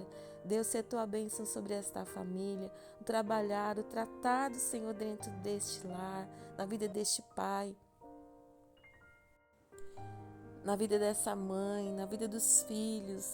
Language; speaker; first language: Portuguese; native; Portuguese